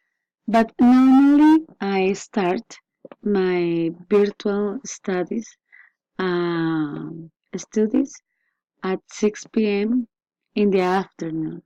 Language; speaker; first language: English; non-native, learner; Spanish